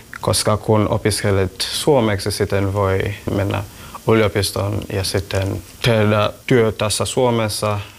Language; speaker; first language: Finnish; non-native, learner; Swahili